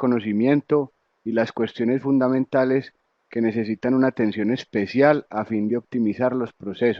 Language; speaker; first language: Spanish; native; Spanish